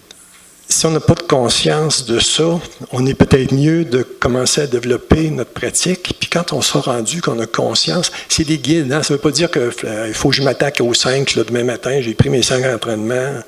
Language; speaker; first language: French; native; French